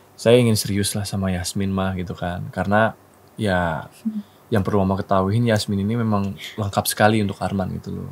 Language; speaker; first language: Indonesian; native; Indonesian